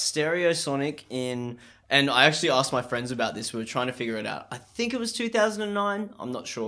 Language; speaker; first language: English; native; English